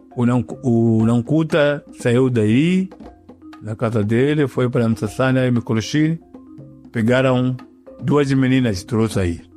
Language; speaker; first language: Portuguese; non-native, local second language; Yao